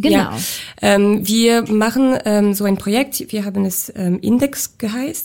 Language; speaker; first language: German; non-native, local second language; French